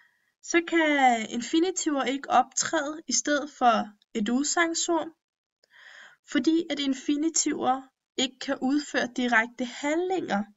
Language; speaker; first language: Danish; early bilingual, other home language; Turkish